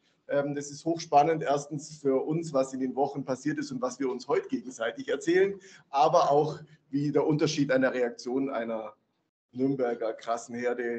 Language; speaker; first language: German; native; German